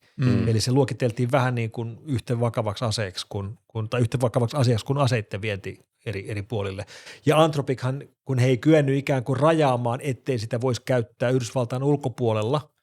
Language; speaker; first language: Finnish; native; Finnish